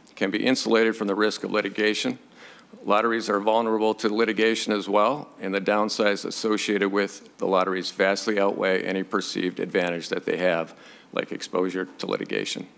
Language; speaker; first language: English; native; English